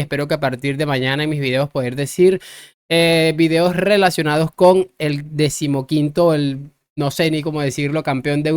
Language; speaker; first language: Spanish; native; Spanish